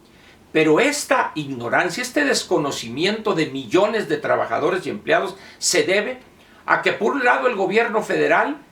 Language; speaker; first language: Spanish; native; Spanish